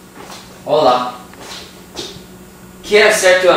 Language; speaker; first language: Spanish; non-native, learner; English